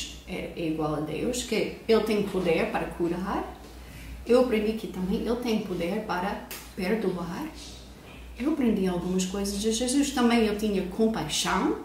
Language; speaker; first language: Portuguese; non-native, fluent; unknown